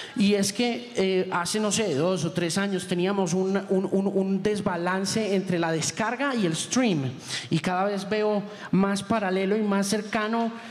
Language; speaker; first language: Spanish; native; Spanish